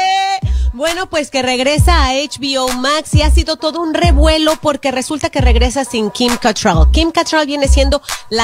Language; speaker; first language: Spanish; native; Spanish